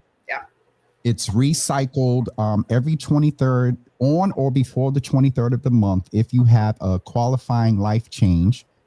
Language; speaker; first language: English; native; English